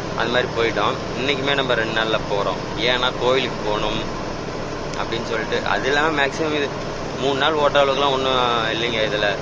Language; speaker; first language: Tamil; native; Tamil